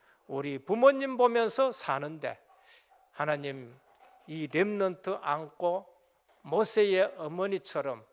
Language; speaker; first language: Korean; native; Korean